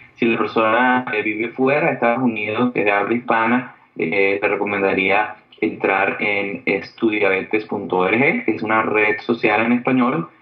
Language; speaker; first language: Spanish; native; Spanish